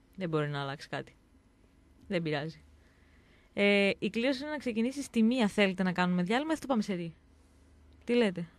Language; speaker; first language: Greek; native; Greek